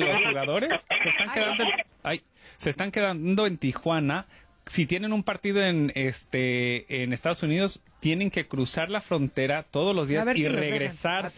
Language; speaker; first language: Spanish; early bilingual, heritage; Spanish